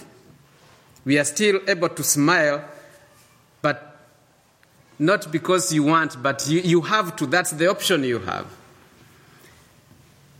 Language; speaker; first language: English; non-native, local second language; Kikuyu